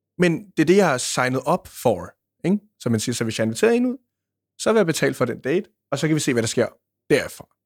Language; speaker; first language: Danish; early bilingual, other home language; Punjabi